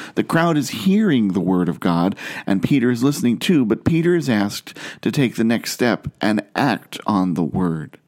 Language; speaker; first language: English; native; English